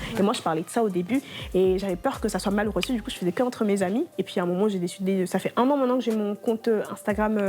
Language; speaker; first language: French; non-native, local second language; Lingala